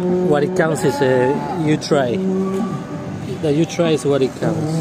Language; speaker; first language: English; non-native, fluent; Spanish